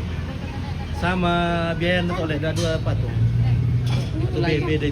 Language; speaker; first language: Indonesian; non-native, local second language; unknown